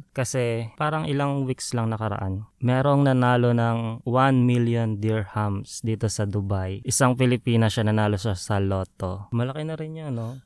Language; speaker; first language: Filipino; native; Filipino